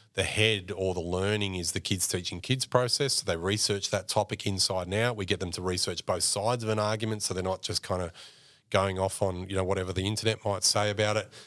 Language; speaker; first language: English; native; English